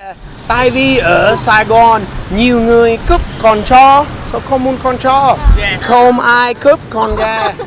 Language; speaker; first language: Vietnamese; non-native, learner; English